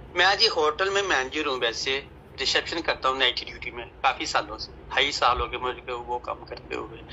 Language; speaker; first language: Hindi; non-native, local second language; Punjabi